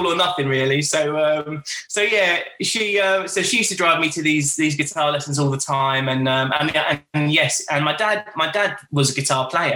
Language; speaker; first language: English; native; English